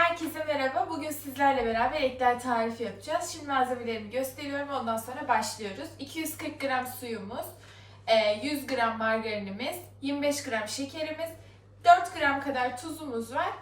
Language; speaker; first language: Turkish; native; Turkish